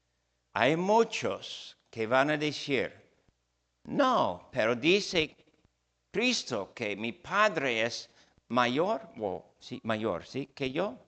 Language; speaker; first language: Spanish; non-native, fluent; English